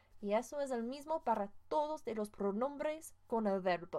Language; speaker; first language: Spanish; non-native, fluent; English